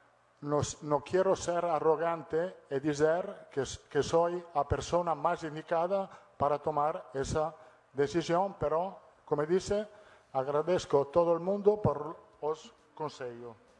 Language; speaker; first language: Portuguese; non-native, fluent; Italian